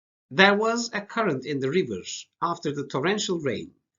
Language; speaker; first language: English; non-native, fluent; Turkish